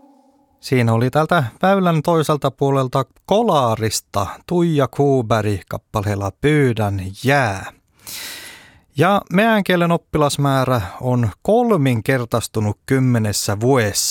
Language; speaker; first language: Finnish; native; Finnish